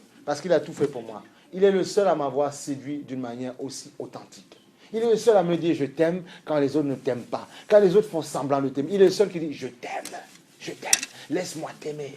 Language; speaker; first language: French; native; French